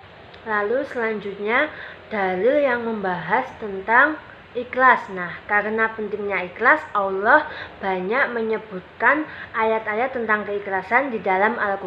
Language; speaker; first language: Indonesian; native; Indonesian